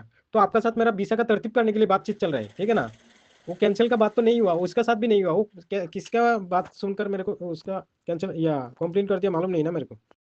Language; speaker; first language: Hindi; non-native, learner; Bangla